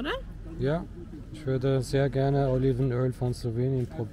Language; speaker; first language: German; non-native, learner; Arabic